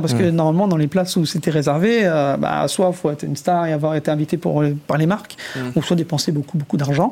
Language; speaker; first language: French; native; French